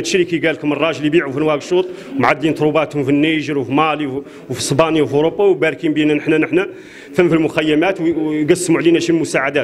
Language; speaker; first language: Arabic; native; Arabic